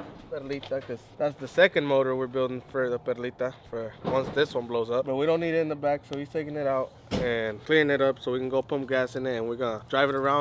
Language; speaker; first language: English; early bilingual, other home language; Spanish